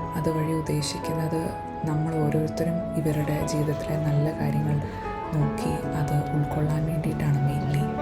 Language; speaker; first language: Malayalam; early bilingual, heritage; Malayalam